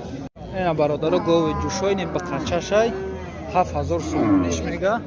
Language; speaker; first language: Tajik; native; Tajik